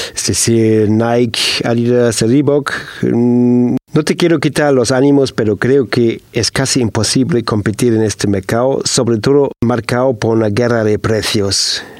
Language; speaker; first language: Spanish; non-native, fluent; German